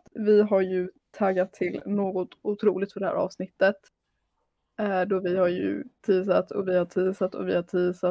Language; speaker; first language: Swedish; native; Swedish